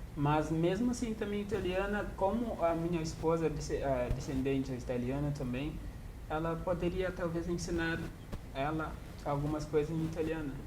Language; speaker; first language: Portuguese; non-native, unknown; Wolof